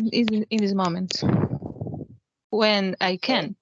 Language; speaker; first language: English; non-native, learner; Spanish